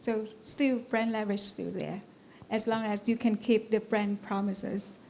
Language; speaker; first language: English; non-native, fluent; Vietnamese